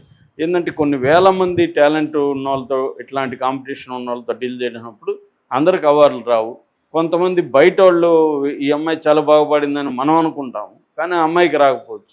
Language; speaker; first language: Telugu; native; Telugu